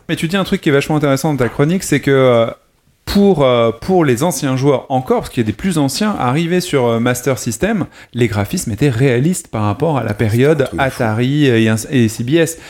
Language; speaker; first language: French; non-native, local second language; Arabic